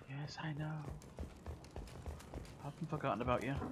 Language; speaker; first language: English; native; English